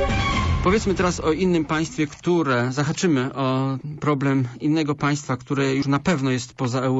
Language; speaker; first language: Polish; native; Polish